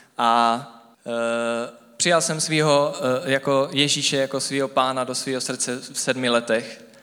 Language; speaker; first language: Czech; native; Czech